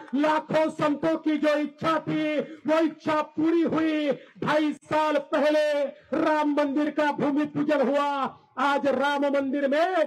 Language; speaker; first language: Hindi; non-native, local second language; Marathi